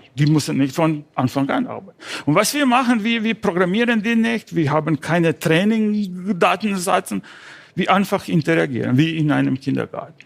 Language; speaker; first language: German; non-native, learner; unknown